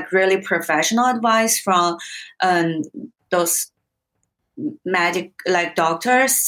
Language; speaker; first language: English; non-native, fluent; Chinese